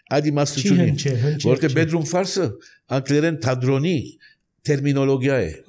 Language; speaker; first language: Armenian; early bilingual, heritage; Armenian